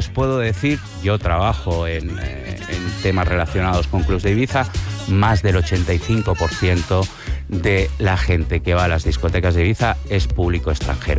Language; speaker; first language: Spanish; native; Spanish